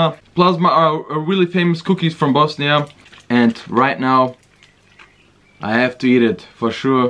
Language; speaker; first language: English; non-native, learner; Bosnian